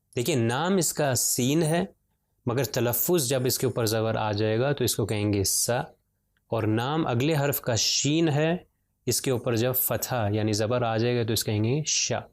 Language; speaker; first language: Urdu; native; Urdu